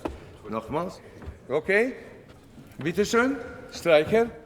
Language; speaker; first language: German; non-native, fluent; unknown